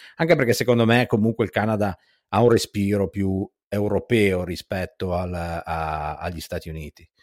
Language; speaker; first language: Italian; native; Italian